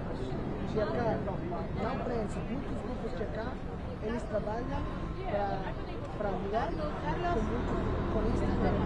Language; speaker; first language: Portuguese; non-native, learner; Spanish